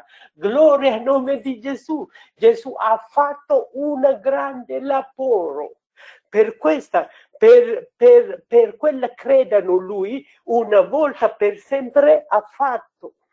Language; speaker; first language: Italian; non-native, learner; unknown